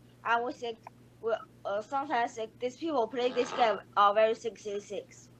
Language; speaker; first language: English; non-native, learner; Chinese